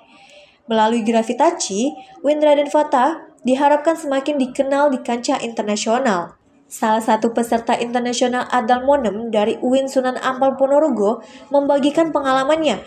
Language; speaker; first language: Indonesian; native; Indonesian